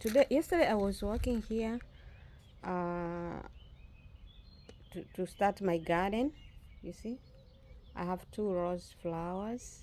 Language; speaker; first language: English; non-native, learner; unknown